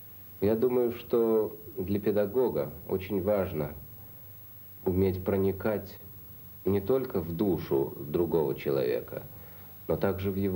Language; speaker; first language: Russian; native; Russian